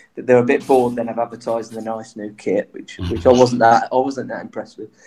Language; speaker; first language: English; native; English